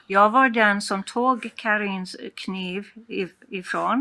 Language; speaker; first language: Swedish; non-native, fluent; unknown